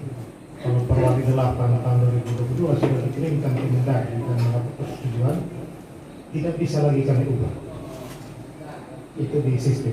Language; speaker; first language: Indonesian; native; Indonesian